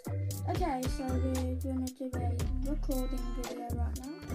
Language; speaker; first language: English; native; English